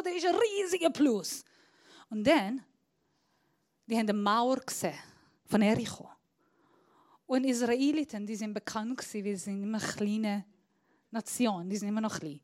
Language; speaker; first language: German; non-native, fluent; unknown